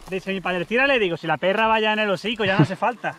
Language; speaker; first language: Spanish; native; Spanish